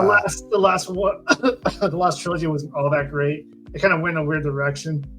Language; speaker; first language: English; native; English